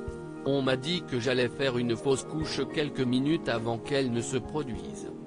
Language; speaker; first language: French; native; French